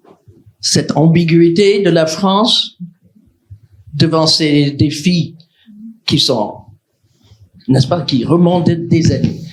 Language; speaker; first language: French; non-native, fluent; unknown